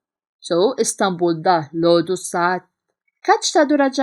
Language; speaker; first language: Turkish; non-native, fluent; Arabic